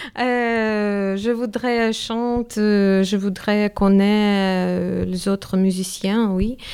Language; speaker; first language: French; non-native, learner; Ukrainian